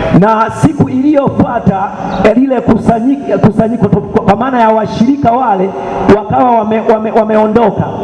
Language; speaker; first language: Swahili; native; Swahili